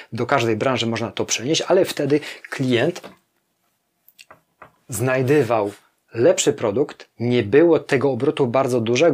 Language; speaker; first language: Polish; native; Polish